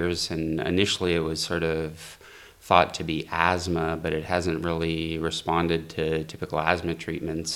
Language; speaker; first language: English; native; English